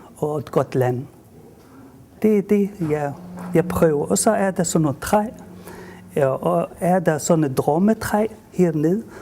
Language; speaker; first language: Danish; non-native, fluent; Arabic